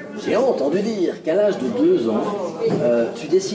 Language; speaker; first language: French; native; French